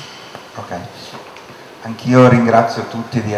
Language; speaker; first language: Italian; native; Italian